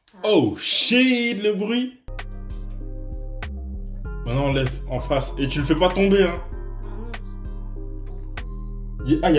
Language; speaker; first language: French; native; French